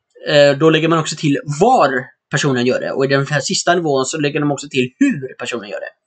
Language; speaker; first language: Swedish; native; Swedish